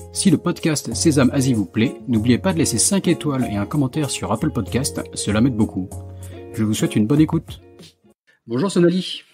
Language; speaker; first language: French; native; French